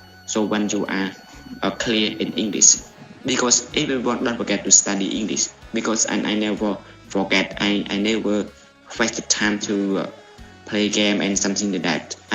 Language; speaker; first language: English; non-native, learner; Khmer